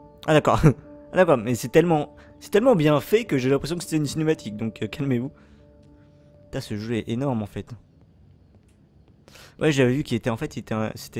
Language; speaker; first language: French; native; French